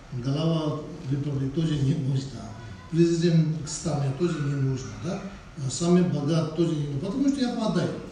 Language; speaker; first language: Russian; non-native, learner; Tibetan